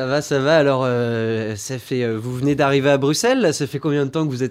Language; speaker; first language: French; native; French